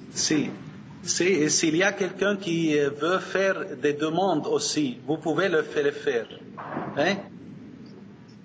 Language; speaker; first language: French; non-native, learner; Arabic